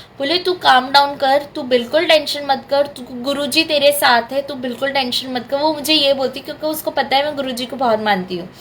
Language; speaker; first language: Hindi; native; Hindi